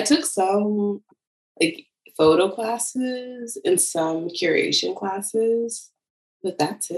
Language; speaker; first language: English; native; English